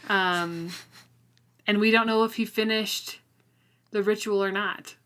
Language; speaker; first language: English; native; English